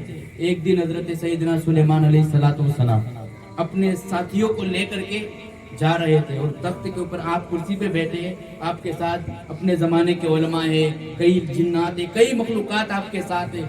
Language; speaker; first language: Urdu; native; Urdu